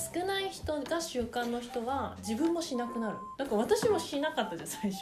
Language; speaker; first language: Japanese; native; Japanese